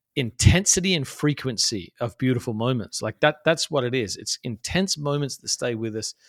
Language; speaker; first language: English; native; English